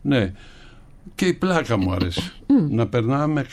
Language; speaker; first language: Greek; native; Greek